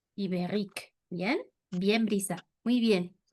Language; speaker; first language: French; non-native, fluent; Spanish